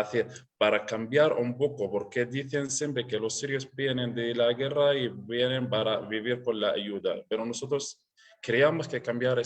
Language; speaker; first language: Spanish; non-native, learner; Arabic